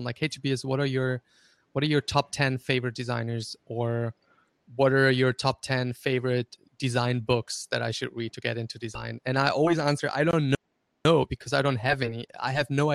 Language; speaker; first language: English; non-native, fluent; German